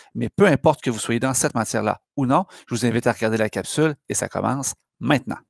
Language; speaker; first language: French; native; French